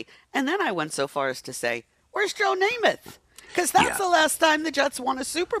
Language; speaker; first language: English; native; English